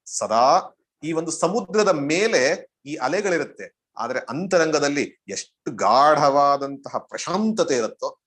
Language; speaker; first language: Kannada; native; Kannada